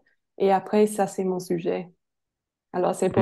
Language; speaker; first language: French; non-native, fluent; English